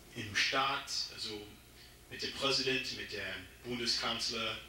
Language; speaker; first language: German; non-native, learner; English